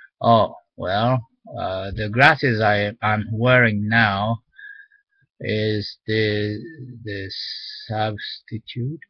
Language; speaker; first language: English; non-native, learner; Japanese